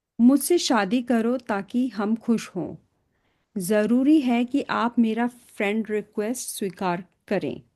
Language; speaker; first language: Hindi; native; Hindi